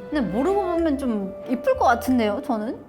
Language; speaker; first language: Korean; non-native, fluent; Kazakh